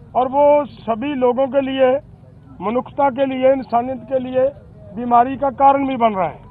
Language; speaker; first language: Hindi; non-native, local second language; Punjabi